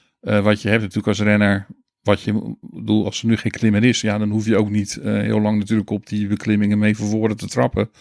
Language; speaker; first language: Dutch; native; Dutch